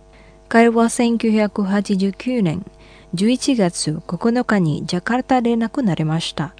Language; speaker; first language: Japanese; non-native, fluent; Indonesian